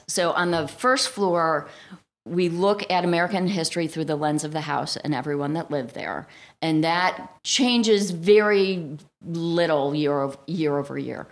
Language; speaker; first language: English; native; English